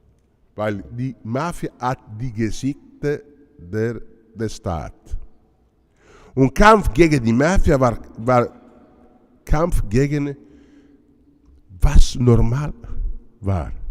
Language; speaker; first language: German; non-native, learner; Italian